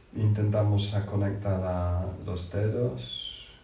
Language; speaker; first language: Spanish; non-native, fluent; English